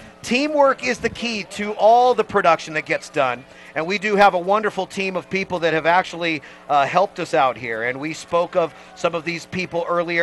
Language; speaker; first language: English; native; English